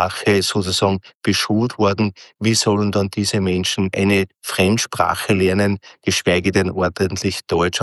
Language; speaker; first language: German; native; German